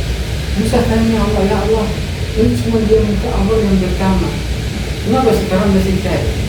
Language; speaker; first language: Indonesian; non-native, learner; Arabic